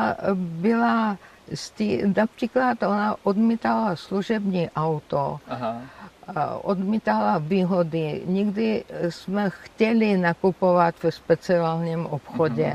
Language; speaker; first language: Czech; non-native, fluent; Georgian